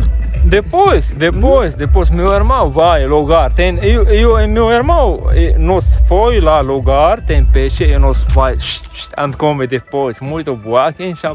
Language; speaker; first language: Portuguese; non-native, learner; Arabic